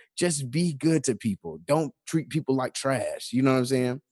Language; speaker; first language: English; native; English